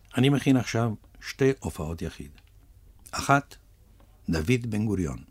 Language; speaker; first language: Hebrew; early bilingual, other home language; Russian